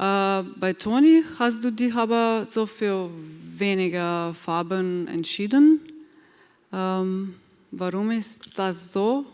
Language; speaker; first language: German; non-native, fluent; Slovenian